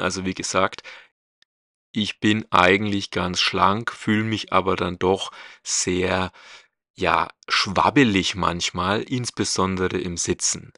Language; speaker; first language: German; native; German